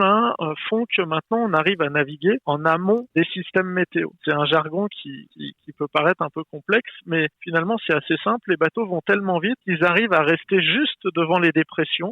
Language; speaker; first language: French; native; French